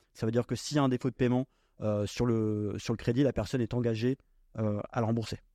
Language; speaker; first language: French; native; French